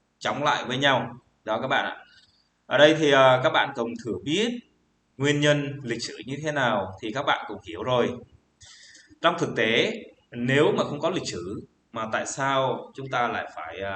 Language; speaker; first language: Vietnamese; non-native, local second language; Jarai